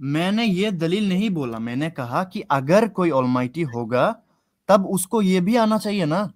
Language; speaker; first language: Hindi; non-native, fluent; Bangla